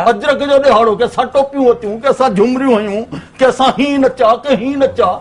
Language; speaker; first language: Sindhi; non-native, local second language; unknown